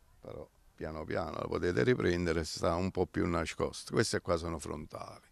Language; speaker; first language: Italian; native; Italian